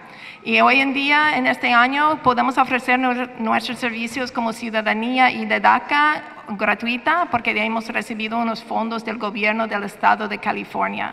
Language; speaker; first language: Spanish; non-native, fluent; English